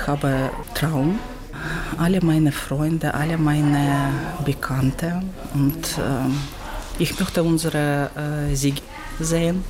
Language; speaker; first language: German; non-native, learner; Ukrainian